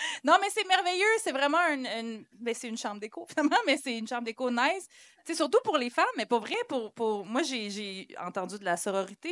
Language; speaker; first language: French; native; French